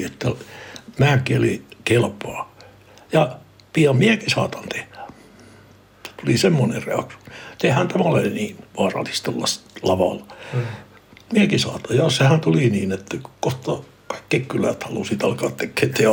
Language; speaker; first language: Finnish; early bilingual, heritage; Finnish